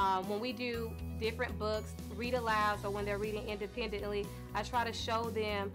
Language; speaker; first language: English; native; English